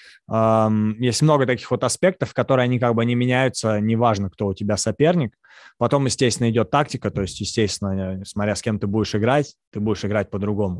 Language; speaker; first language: Russian; native; Russian